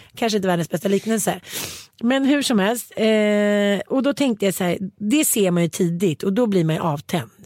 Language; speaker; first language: Swedish; native; Swedish